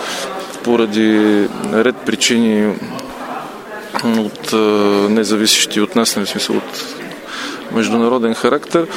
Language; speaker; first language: Bulgarian; native; Bulgarian